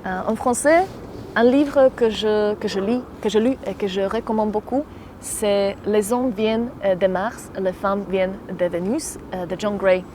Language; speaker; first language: French; non-native, fluent; Slovak